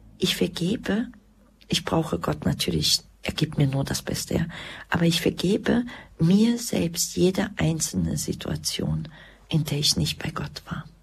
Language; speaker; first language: German; early bilingual, other home language; Croatian